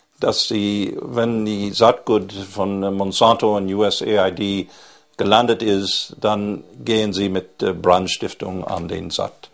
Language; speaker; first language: German; non-native, fluent; English